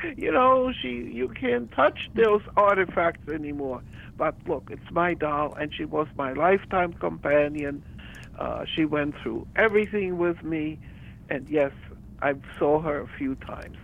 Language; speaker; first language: English; early bilingual, other home language; German